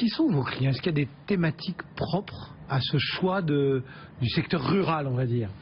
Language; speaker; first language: French; native; French